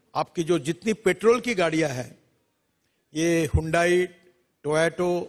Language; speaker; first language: Hindi; non-native, local second language; Marathi